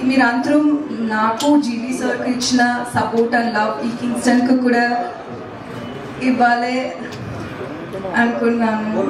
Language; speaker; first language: Telugu; non-native, learner; Tamil